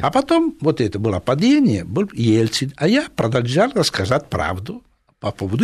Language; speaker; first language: Russian; non-native, fluent; Italian